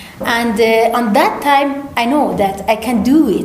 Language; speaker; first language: English; non-native, learner; Persian